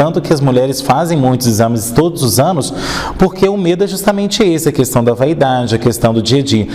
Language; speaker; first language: Portuguese; native; Portuguese